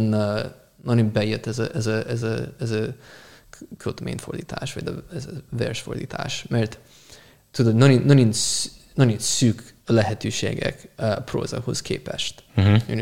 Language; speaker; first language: Hungarian; non-native, fluent; English